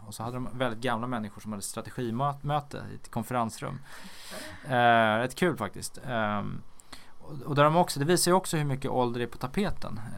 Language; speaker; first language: Swedish; native; Swedish